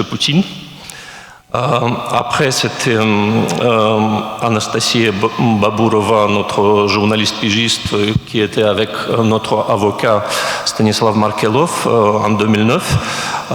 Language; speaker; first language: French; non-native, fluent; Russian